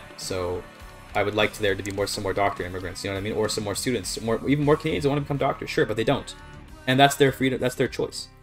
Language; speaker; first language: English; native; English